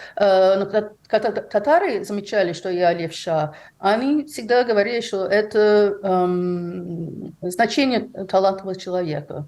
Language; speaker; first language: Russian; non-native, fluent; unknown